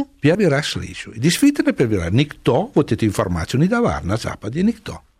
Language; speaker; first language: Russian; non-native, fluent; Italian